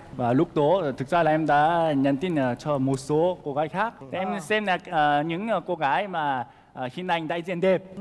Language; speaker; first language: Vietnamese; non-native, fluent; Korean